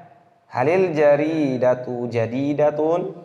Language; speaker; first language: Arabic; non-native, fluent; Indonesian